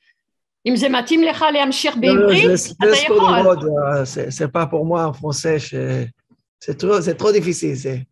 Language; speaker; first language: French; early bilingual, heritage; Hebrew